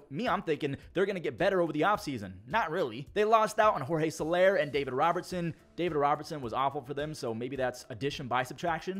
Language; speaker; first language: English; native; English